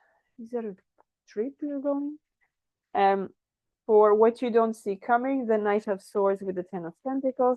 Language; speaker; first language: English; non-native, fluent; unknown